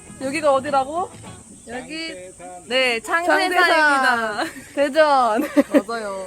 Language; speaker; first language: Korean; non-native, learner; Turkish